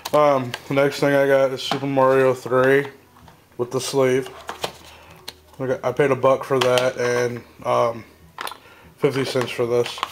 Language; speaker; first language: English; native; English